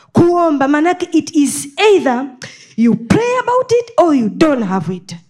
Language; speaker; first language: English; non-native, local second language; Swahili